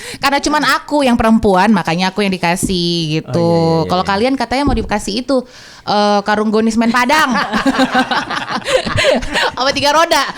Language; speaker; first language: Indonesian; native; Indonesian